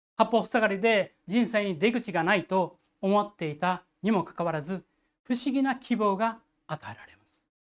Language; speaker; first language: Japanese; native; Japanese